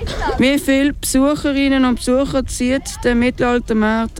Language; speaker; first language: German; native; German